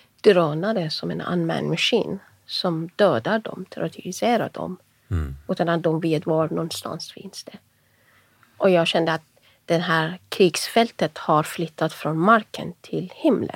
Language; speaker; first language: Swedish; non-native, fluent; Persian